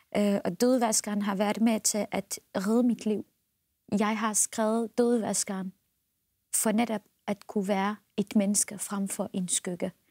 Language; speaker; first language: Danish; non-native, fluent; Central Kurdish